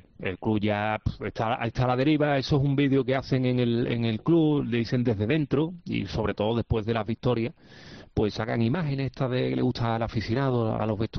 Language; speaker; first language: Spanish; native; Spanish